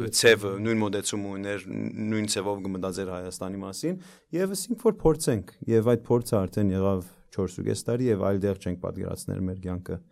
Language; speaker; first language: Armenian; early bilingual, heritage; Armenian